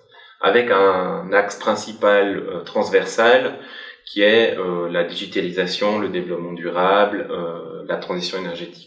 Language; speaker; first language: French; native; French